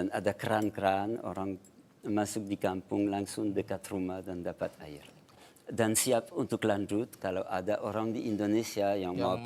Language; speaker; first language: Indonesian; non-native, fluent; French